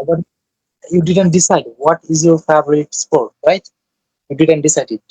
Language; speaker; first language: English; non-native, learner; Bangla